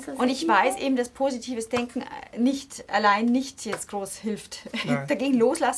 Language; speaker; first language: German; native; German